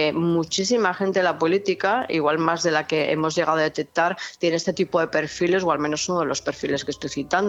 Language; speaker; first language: Spanish; native; Spanish